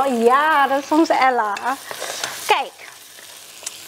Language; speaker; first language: Dutch; non-native, fluent; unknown